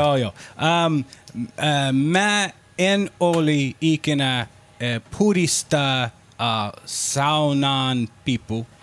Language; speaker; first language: Finnish; non-native, learner; English